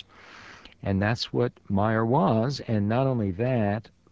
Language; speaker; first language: English; early bilingual, other home language; Yiddish